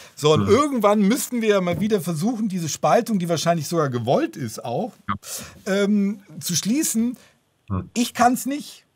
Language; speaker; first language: German; native; German